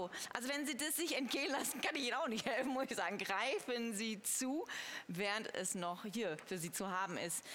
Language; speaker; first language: German; native; German